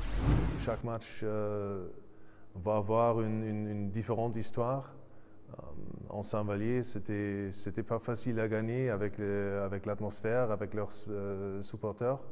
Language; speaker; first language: French; non-native, fluent; German